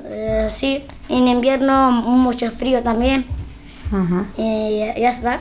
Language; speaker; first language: Spanish; non-native, learner; Arabic